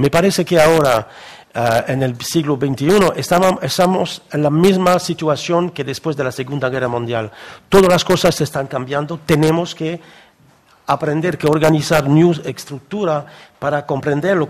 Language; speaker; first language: Spanish; non-native, fluent; French